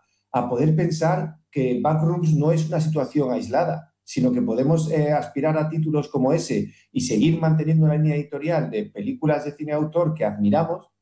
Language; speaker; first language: Spanish; native; Spanish